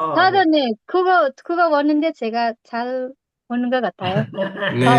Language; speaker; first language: Korean; non-native, learner; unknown